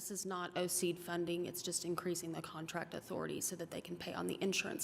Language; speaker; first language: English; native; English